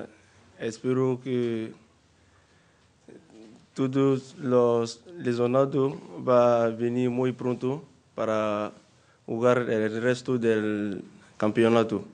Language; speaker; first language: Spanish; non-native, learner; French